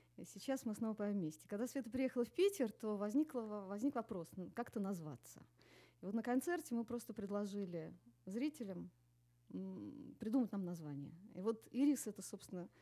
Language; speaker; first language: Russian; native; Russian